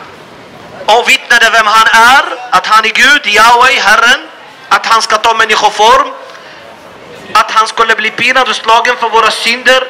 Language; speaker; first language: Swedish; non-native, fluent; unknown